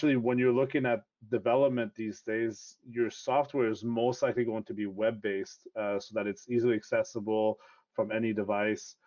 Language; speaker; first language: English; non-native, fluent; French